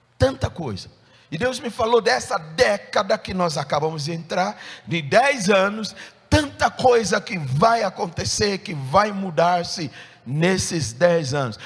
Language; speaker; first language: Portuguese; non-native, fluent; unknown